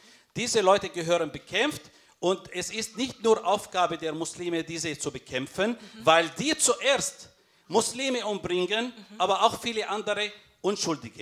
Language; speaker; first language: German; non-native, fluent; Arabic